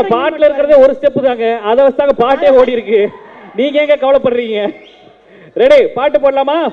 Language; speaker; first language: Tamil; native; Tamil